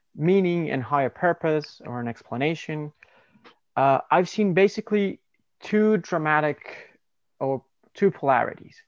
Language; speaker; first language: English; non-native, fluent; Spanish